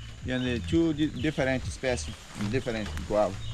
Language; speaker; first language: English; non-native, learner; Portuguese